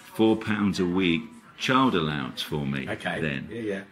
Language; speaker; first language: English; native; English